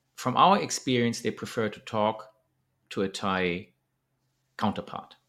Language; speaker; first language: English; non-native, fluent; German